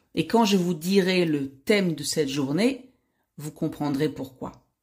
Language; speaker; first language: French; native; French